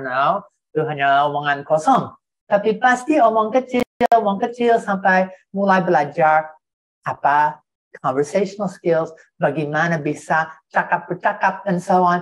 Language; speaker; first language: Indonesian; non-native, fluent; English